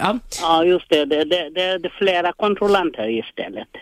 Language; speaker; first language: Swedish; non-native, fluent; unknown